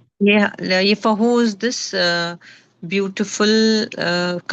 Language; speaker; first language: Hindi; native; Hindi